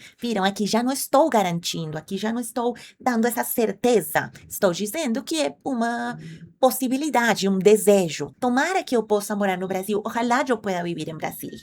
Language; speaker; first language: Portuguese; non-native, fluent; Spanish